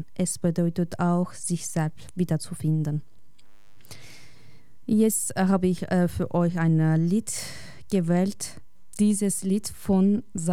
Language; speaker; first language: German; non-native, fluent; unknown